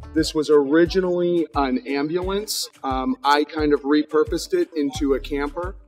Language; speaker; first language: English; native; English